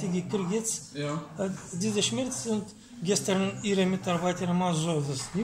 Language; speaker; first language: German; non-native, learner; Bulgarian